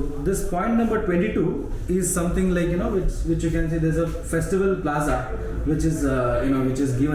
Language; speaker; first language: English; non-native, local second language; Hindi